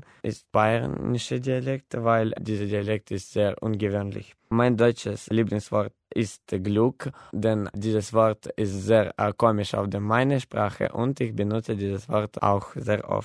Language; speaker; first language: German; non-native, learner; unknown